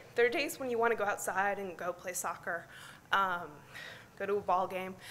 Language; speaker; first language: English; native; English